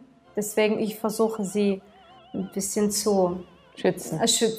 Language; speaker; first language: German; non-native, fluent; Tatar